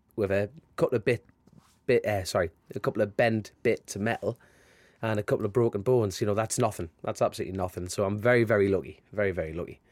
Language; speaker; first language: English; native; English